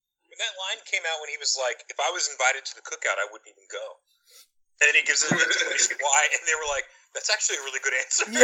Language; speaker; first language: English; native; English